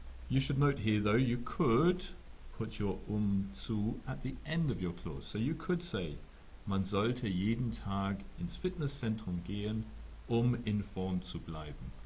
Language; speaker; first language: English; native; English